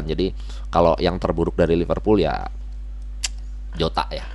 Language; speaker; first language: Indonesian; native; Indonesian